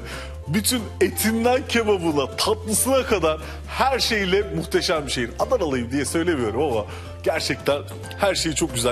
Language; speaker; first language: Turkish; native; Turkish